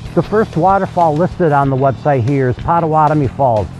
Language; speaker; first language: English; native; English